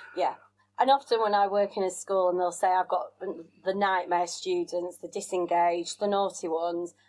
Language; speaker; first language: English; native; English